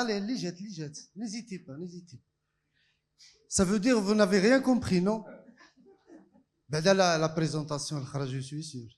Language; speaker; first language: French; non-native, local second language; Arabic